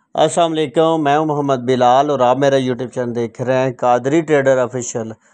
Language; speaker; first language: Urdu; native; Urdu